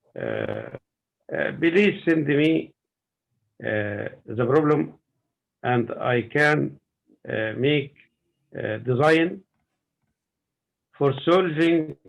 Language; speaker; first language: English; non-native, learner; Arabic